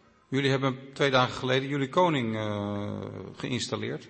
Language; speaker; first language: Dutch; native; Dutch